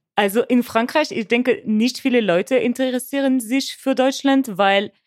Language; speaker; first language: German; non-native, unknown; French